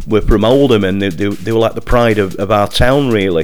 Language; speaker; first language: English; native; English